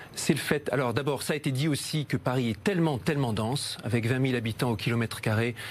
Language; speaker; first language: French; native; French